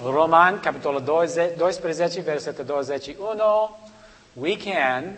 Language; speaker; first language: Romanian; non-native, learner; English